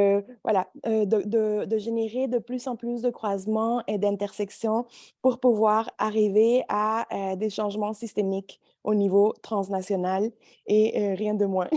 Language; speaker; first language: French; native; French